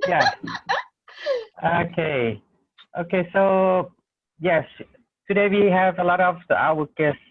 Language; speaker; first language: English; non-native, learner; Thai